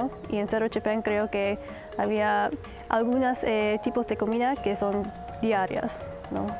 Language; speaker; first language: Spanish; non-native, fluent; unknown